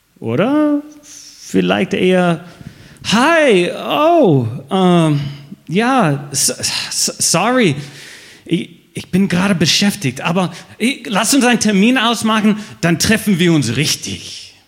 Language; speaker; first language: German; non-native, fluent; English